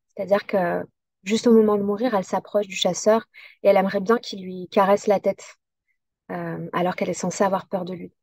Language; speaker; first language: French; native; French